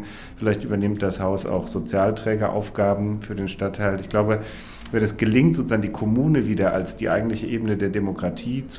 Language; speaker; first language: German; native; German